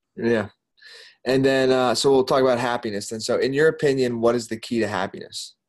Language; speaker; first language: English; native; English